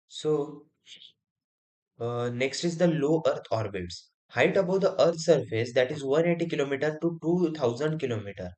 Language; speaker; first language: English; non-native, local second language; Hindi